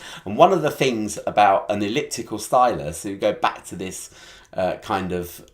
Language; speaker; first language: English; native; English